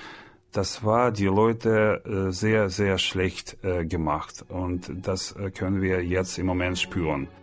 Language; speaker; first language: German; non-native, learner; Russian